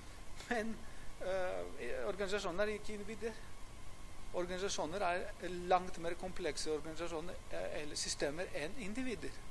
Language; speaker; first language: Norwegian; non-native, fluent; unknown